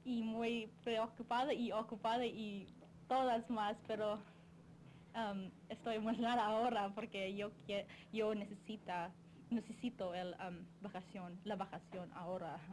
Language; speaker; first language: Spanish; non-native, learner; English